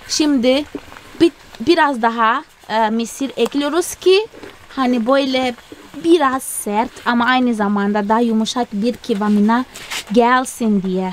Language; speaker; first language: Turkish; non-native, fluent; Portuguese